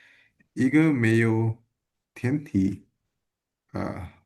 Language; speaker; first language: Chinese; non-native, learner; Indonesian